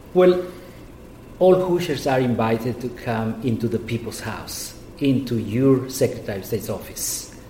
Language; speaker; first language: English; non-native, fluent; Spanish